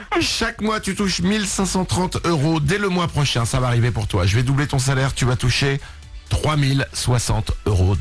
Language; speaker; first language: French; native; French